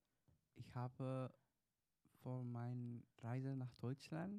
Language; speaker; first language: German; non-native, learner; Chinese